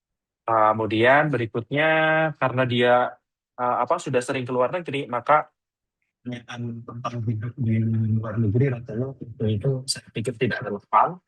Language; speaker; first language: Indonesian; native; Indonesian